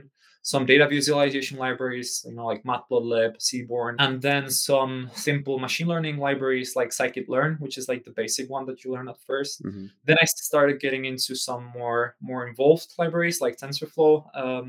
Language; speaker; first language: English; non-native, fluent; Czech